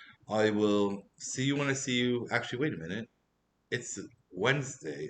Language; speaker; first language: English; native; English